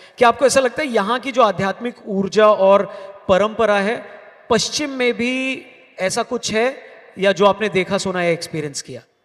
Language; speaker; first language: Hindi; native; Hindi